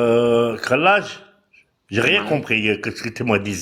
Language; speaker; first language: French; non-native, learner; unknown